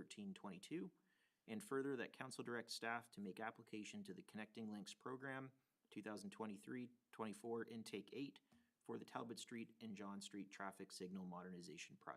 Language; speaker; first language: English; native; English